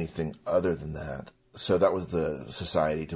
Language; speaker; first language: English; non-native, local second language; Chinese